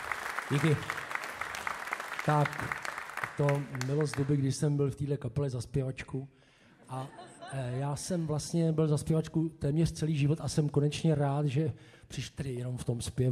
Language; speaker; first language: Czech; native; Czech